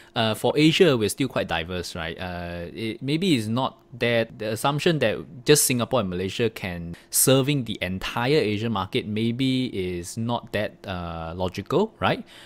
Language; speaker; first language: English; non-native, local second language; Chinese